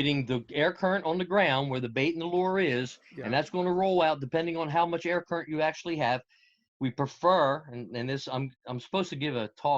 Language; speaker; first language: English; native; English